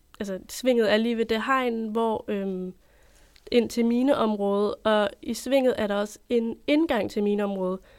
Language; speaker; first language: Danish; native; Danish